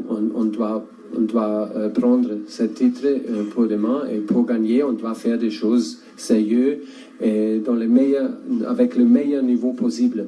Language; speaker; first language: French; non-native, learner; German